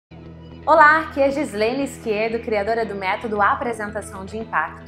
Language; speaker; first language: Portuguese; native; Portuguese